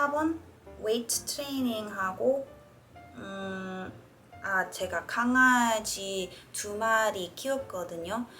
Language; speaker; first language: Korean; early bilingual, heritage; English